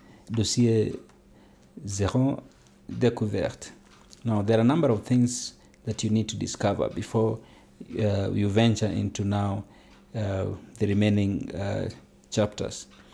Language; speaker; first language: English; non-native, local second language; Luo (Kenya and Tanzania)